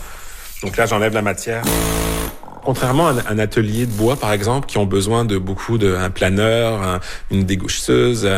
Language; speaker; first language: French; native; French